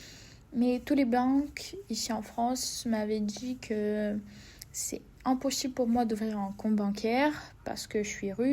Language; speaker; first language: French; non-native, fluent; Russian